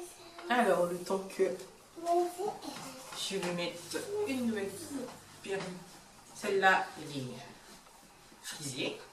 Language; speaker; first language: French; native; French